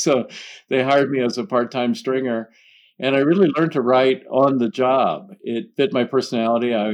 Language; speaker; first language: English; native; English